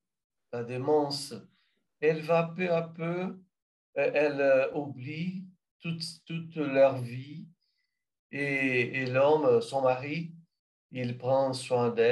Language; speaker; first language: French; non-native, learner; Portuguese